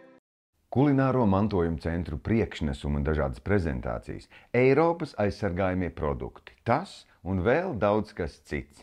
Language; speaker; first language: Latvian; native; Latvian